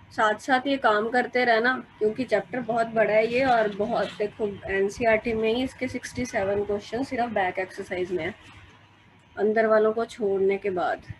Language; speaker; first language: Hindi; non-native, local second language; Punjabi